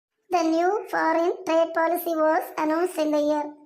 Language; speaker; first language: English; non-native, local second language; Tamil